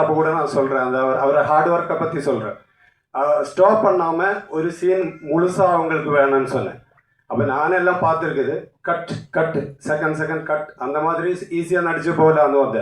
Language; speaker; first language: Tamil; non-native, learner; Malayalam